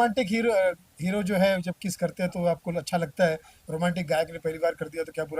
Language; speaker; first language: Hindi; native; Hindi